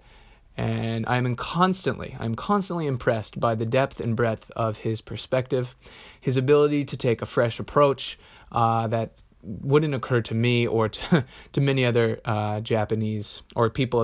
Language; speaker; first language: English; native; English